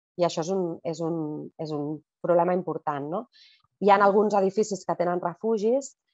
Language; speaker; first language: Catalan; native; Catalan